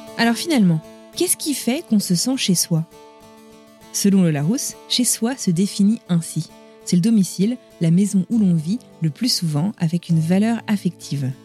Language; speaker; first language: French; native; French